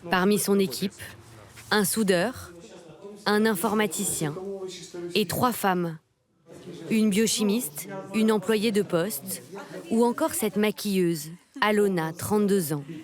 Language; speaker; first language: French; native; French